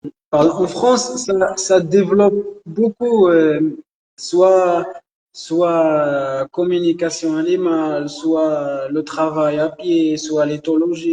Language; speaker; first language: French; non-native, local second language; Arabic